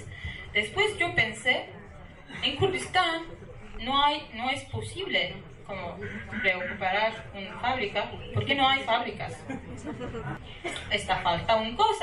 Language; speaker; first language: Spanish; non-native, learner; Kurdish